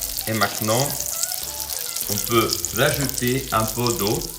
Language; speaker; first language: French; non-native, fluent; Italian